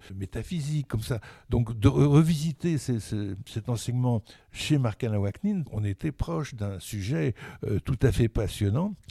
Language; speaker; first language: French; native; French